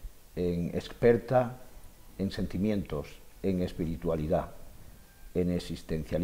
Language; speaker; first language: Spanish; native; Spanish